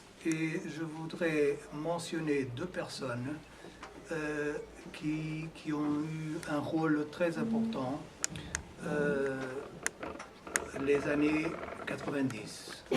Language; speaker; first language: French; non-native, fluent; Portuguese